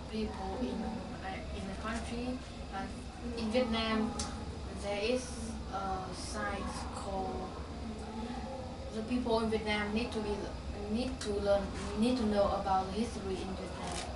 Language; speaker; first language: English; non-native, learner; Vietnamese